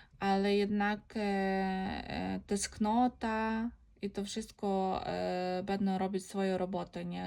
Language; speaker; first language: Polish; non-native, learner; Ukrainian